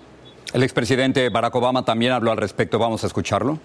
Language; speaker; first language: Spanish; native; Spanish